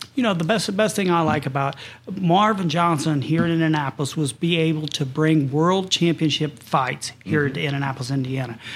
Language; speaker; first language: English; native; English